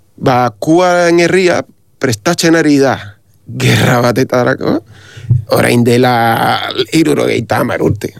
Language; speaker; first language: Basque; non-native, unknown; Spanish